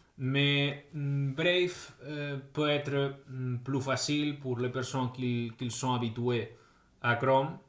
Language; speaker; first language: French; non-native, fluent; Spanish